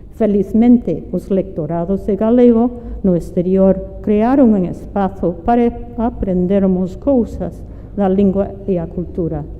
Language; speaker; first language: Galician; non-native, fluent; English